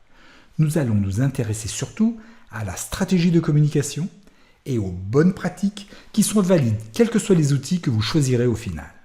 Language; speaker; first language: French; native; French